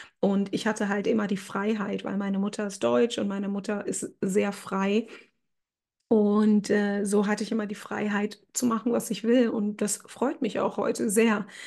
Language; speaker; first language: German; native; German